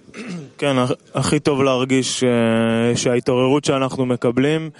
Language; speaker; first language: Hebrew; non-native, fluent; Russian